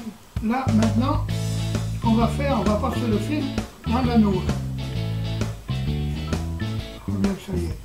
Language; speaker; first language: French; native; French